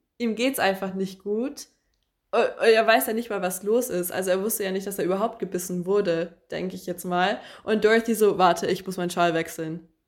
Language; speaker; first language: German; native; German